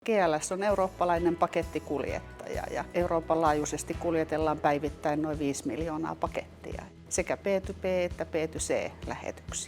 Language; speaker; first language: Finnish; native; Finnish